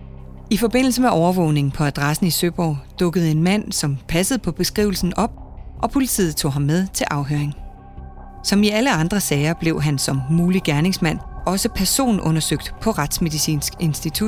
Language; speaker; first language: Danish; native; Danish